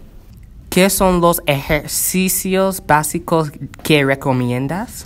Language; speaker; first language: Spanish; non-native, learner; English